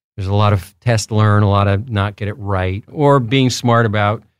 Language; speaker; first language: English; early bilingual, other home language; Spanish